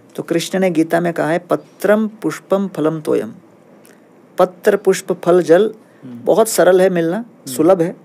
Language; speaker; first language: Hindi; non-native, local second language; Tamil